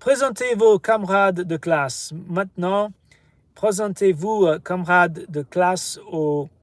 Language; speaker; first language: French; non-native, learner; English